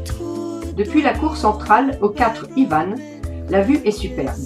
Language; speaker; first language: French; native; French